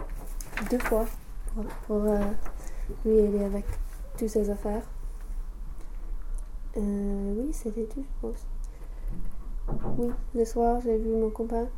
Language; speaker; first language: French; non-native, fluent; English